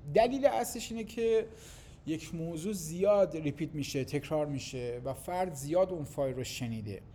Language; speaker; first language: Persian; native; Persian